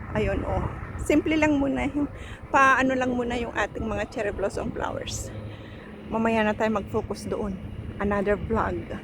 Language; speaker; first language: Filipino; non-native, local second language; Iloko